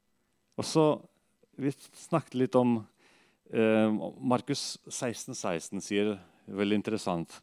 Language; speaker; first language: Norwegian; non-native, fluent; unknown